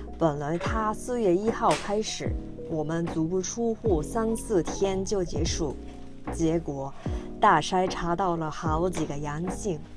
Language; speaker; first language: Chinese; non-native, fluent; Japanese